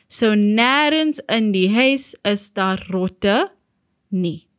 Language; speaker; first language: Afrikaans; non-native, local second language; English